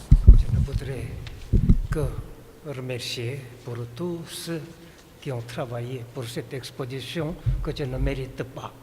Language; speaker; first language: French; non-native, fluent; Korean